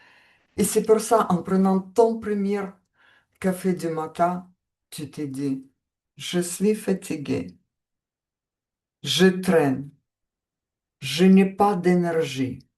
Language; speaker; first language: French; non-native, fluent; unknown